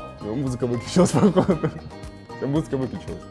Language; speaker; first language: Russian; native; Russian